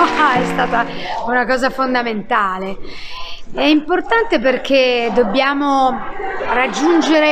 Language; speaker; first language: Italian; native; Italian